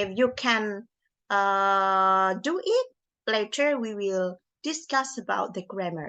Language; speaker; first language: English; non-native, learner; Indonesian